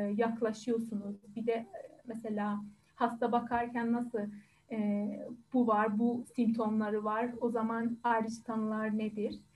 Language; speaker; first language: Turkish; non-native, fluent; Persian